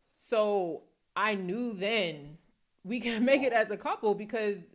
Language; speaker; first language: English; native; English